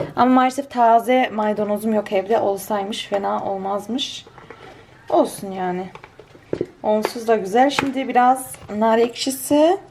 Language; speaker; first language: Turkish; early bilingual, heritage; Turkish